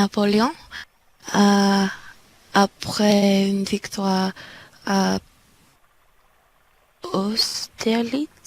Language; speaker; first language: French; non-native, learner; English